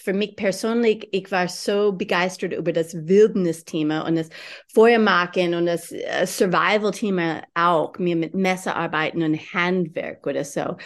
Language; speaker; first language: German; non-native, learner; English